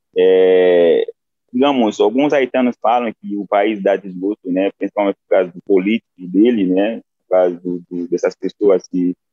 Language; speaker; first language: Portuguese; non-native, fluent; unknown